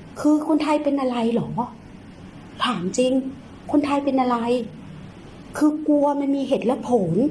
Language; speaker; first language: Thai; non-native, fluent; Burmese